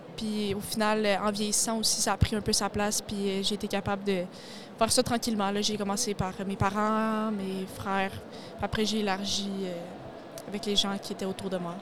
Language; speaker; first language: French; native; French